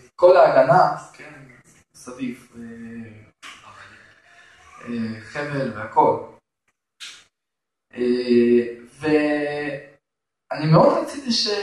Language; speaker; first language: Hebrew; non-native, fluent; Russian